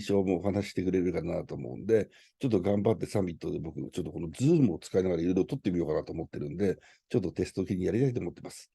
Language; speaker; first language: Japanese; native; Japanese